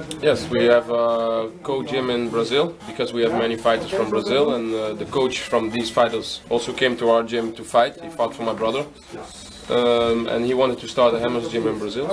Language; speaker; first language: English; non-native, fluent; Dutch